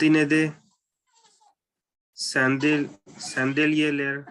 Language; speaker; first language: Turkish; non-native, learner; Urdu